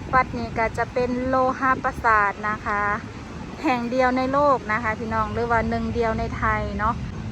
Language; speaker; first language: Thai; native; Thai